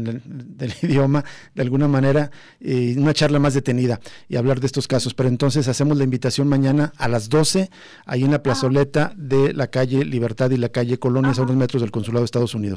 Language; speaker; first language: Spanish; native; Spanish